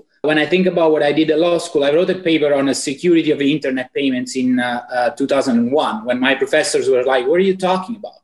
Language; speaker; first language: English; non-native, fluent; Italian